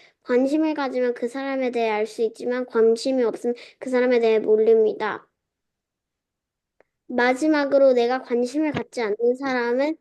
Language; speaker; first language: Korean; early bilingual, heritage; Korean